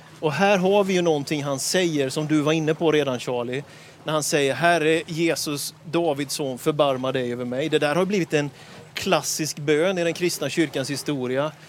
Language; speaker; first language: Swedish; native; Swedish